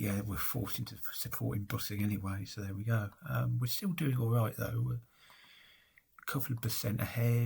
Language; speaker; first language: English; native; English